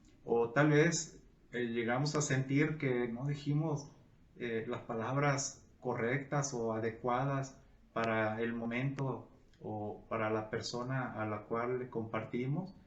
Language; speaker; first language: Spanish; native; Spanish